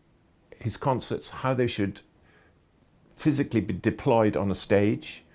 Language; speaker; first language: English; native; English